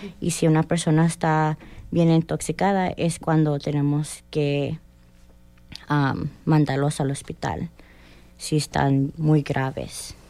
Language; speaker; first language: Spanish; early bilingual, heritage; Spanish